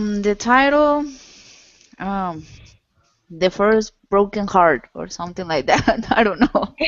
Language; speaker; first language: English; non-native, learner; Spanish